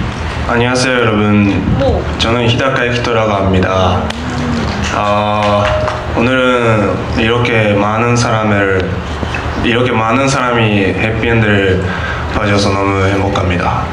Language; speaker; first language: Korean; non-native, learner; Japanese